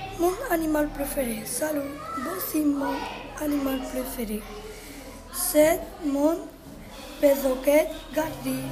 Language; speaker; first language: French; non-native, learner; Spanish